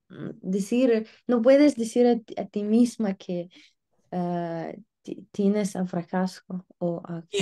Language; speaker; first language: Spanish; non-native, learner; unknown